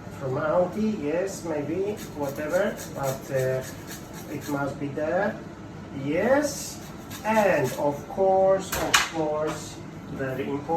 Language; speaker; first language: English; non-native, fluent; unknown